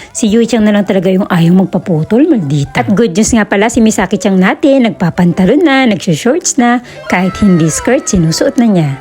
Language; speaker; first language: Filipino; native; Filipino